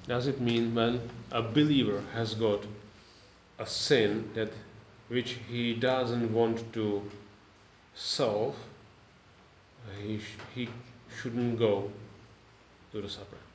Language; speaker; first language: English; non-native, fluent; Czech